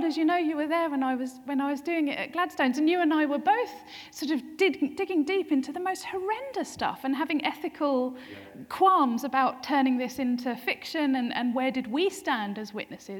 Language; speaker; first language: English; native; English